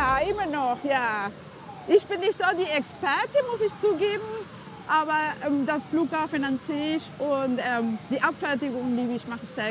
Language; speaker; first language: German; non-native, fluent; Spanish